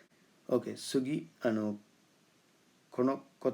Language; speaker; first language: Japanese; non-native, fluent; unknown